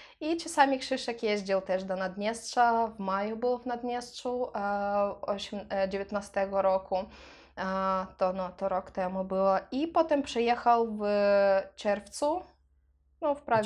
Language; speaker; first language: Polish; non-native, learner; Russian